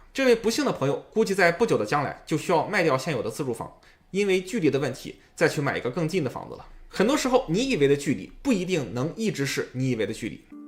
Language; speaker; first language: Chinese; native; Chinese